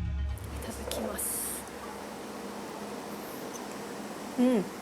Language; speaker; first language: Japanese; non-native, learner; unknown